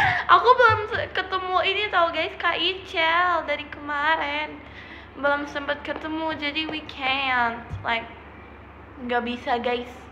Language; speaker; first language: Indonesian; native; Indonesian